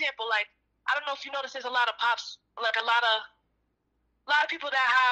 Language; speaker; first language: English; native; English